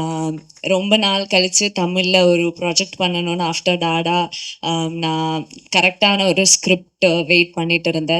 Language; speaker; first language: Tamil; non-native, local second language; Malayalam